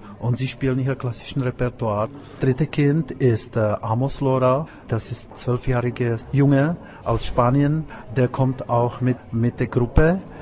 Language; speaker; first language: German; non-native, fluent; Czech